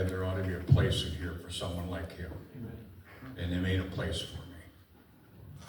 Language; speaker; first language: English; native; English